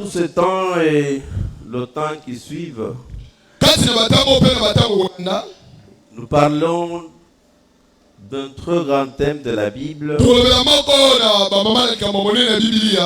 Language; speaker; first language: French; non-native, local second language; Luba-Lulua